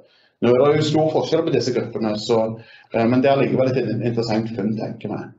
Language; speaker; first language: Norwegian; native; Norwegian